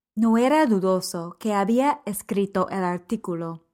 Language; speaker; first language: Spanish; non-native, fluent; English